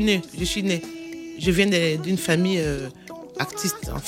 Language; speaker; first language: French; non-native, local second language; Lingala